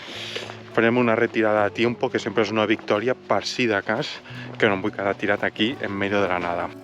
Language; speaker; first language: Catalan; native; Catalan